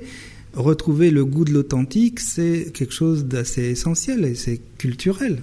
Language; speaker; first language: French; native; French